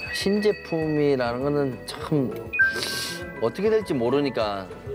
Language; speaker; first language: Korean; native; Korean